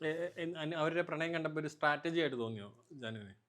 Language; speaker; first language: Malayalam; native; Malayalam